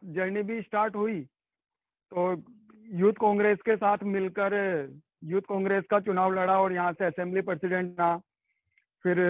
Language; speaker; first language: Hindi; native; Hindi